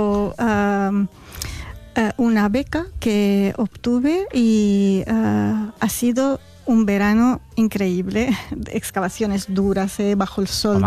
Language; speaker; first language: Spanish; non-native, fluent; Arabic